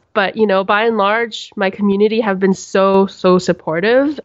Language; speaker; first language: English; native; English